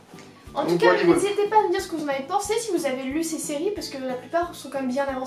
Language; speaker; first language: French; native; French